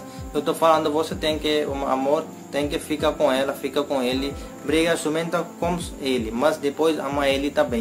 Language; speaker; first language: Portuguese; non-native, learner; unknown